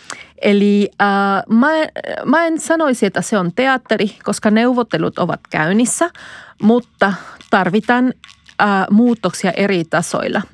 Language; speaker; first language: Finnish; non-native, fluent; Spanish